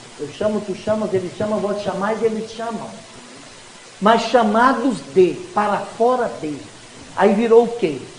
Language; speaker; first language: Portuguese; native; Portuguese